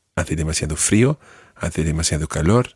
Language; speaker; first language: Spanish; non-native, fluent; English